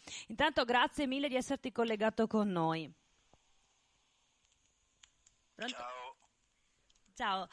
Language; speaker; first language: Italian; native; Italian